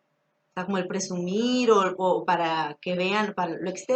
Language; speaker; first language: Spanish; native; Spanish